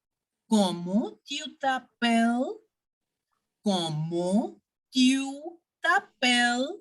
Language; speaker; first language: French; non-native, fluent; Hindi